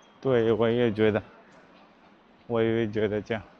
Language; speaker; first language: Chinese; non-native, learner; Bangla